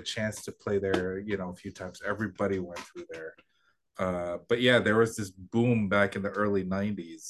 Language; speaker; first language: English; non-native, local second language; Filipino